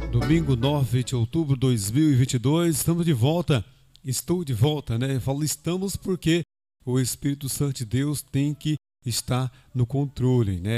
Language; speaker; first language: Portuguese; native; Portuguese